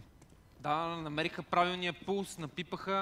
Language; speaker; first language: Bulgarian; native; Bulgarian